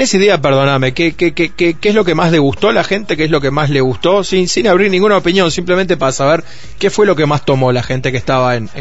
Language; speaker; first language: Spanish; native; Spanish